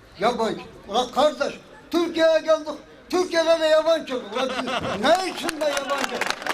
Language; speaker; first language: Turkish; early bilingual, heritage; Turkish